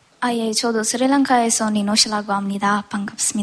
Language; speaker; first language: Korean; non-native, learner; Sinhala